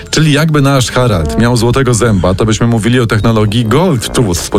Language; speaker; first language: Polish; native; Polish